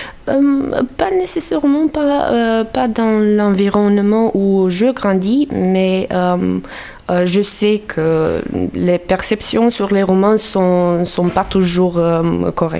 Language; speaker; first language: French; non-native, fluent; Romanian